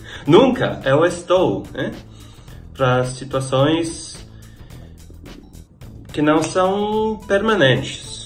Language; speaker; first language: Portuguese; non-native, fluent; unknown